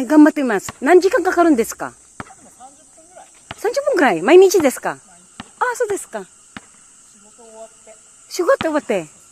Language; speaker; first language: Japanese; non-native, learner; Filipino